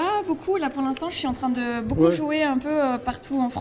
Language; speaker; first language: French; native; French